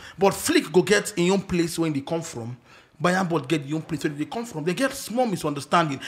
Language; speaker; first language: Nigerian Pidgin; non-native, local second language; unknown